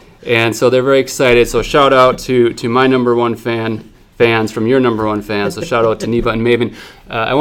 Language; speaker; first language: English; native; English